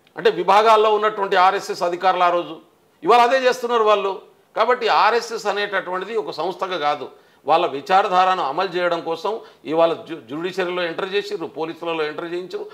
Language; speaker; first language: Telugu; non-native, local second language; Lambadi